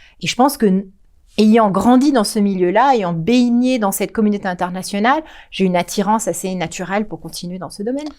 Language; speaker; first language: French; early bilingual, heritage; French